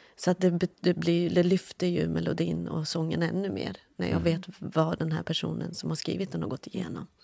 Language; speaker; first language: Swedish; early bilingual, other home language; Kurdish